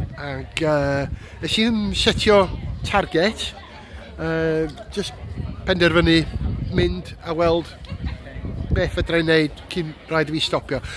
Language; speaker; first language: Welsh; non-native, learner; English